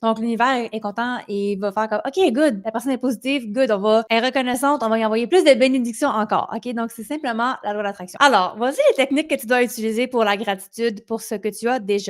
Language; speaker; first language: French; native; French